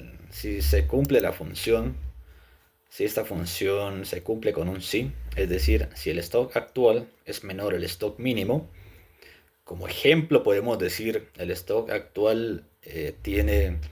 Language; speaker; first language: Spanish; native; Spanish